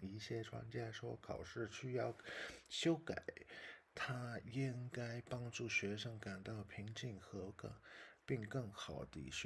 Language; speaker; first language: Chinese; non-native, learner; English